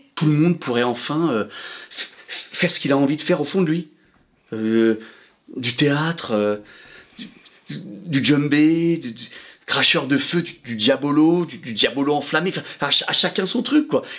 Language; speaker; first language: French; native; French